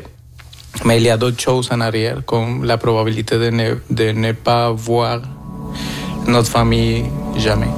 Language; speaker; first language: French; non-native, fluent; Spanish